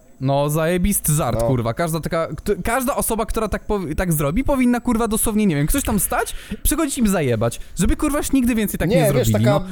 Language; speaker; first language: Polish; native; Polish